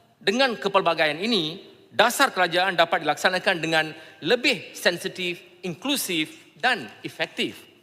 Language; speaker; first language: Malay; non-native, local second language; Tamil